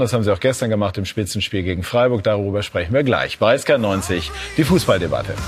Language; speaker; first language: German; native; German